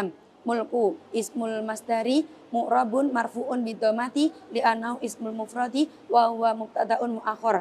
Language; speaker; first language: Arabic; non-native, learner; Indonesian